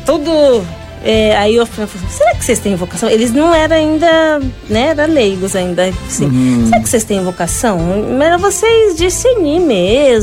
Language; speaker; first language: Portuguese; native; Portuguese